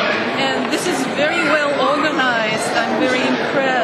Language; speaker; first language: English; non-native, fluent; Japanese